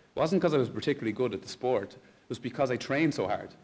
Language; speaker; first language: English; native; English